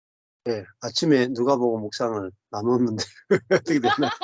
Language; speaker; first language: Korean; native; Korean